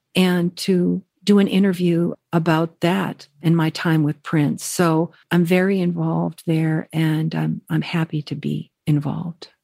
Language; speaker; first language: English; native; English